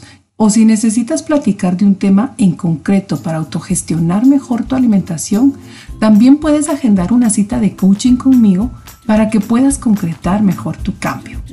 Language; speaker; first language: Spanish; native; Spanish